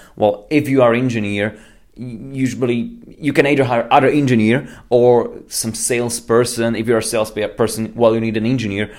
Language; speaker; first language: English; non-native, fluent; Slovak